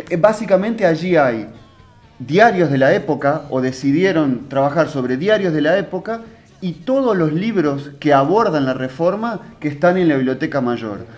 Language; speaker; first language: Spanish; native; Spanish